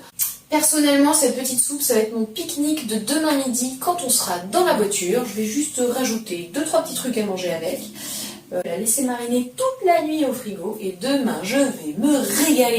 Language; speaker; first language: French; native; French